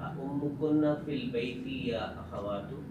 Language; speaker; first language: Arabic; non-native, learner; Urdu